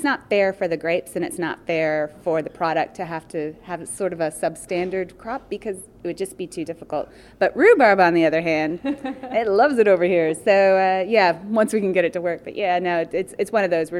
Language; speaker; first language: English; native; English